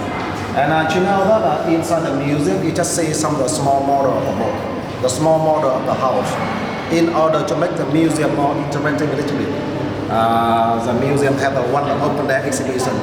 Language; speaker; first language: English; non-native, fluent; Vietnamese